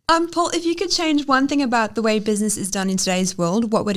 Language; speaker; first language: English; native; English